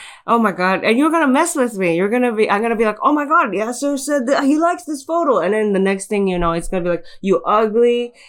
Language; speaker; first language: English; early bilingual, other home language; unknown